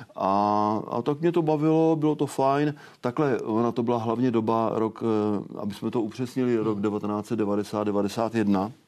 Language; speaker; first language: Czech; native; Czech